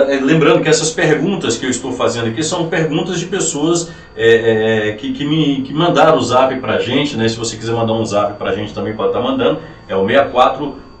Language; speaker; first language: Portuguese; native; Portuguese